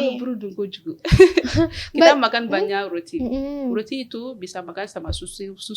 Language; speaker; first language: Indonesian; non-native, learner; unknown